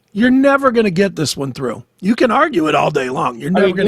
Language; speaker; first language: English; native; English